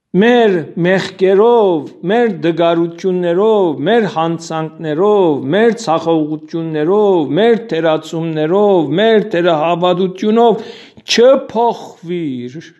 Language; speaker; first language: Armenian; native; Armenian